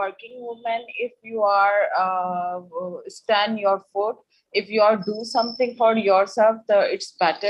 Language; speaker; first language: English; non-native, learner; Urdu